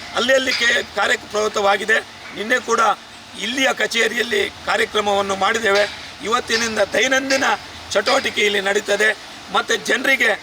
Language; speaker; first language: Kannada; native; Kannada